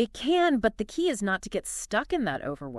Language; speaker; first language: English; native; English